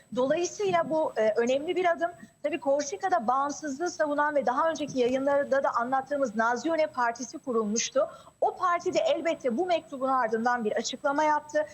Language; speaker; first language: Turkish; native; Turkish